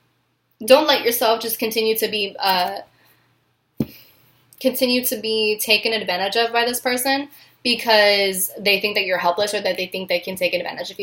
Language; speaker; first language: English; native; English